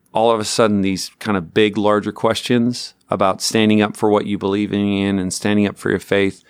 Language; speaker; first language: English; native; English